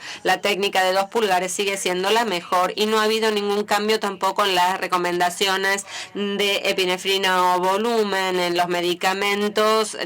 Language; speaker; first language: Spanish; native; Spanish